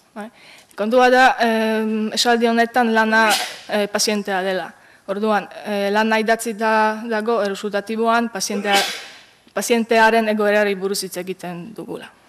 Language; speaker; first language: Basque; non-native, fluent; Polish